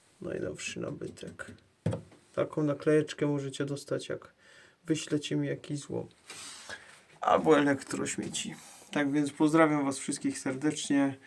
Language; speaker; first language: Polish; native; Polish